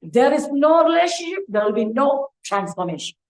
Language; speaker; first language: English; non-native, local second language; Malayalam